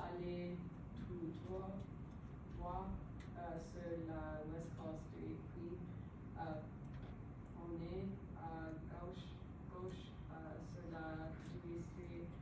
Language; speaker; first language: French; non-native, learner; English